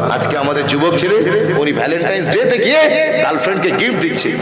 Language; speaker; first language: Bangla; native; Bangla